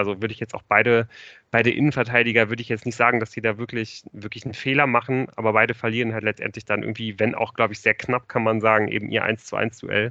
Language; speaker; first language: German; native; German